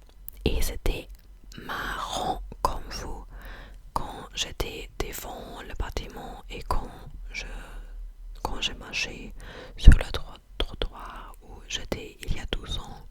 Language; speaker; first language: French; non-native, fluent; English